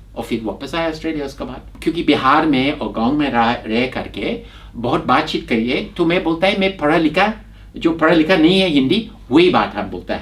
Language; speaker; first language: Hindi; non-native, fluent; English